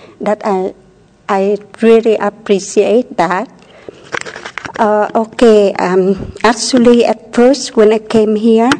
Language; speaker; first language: English; non-native, learner; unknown